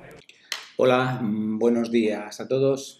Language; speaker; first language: Spanish; native; Spanish